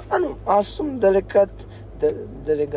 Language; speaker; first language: Bulgarian; early bilingual, heritage; Bulgarian